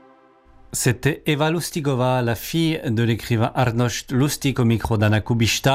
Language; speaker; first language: French; native; French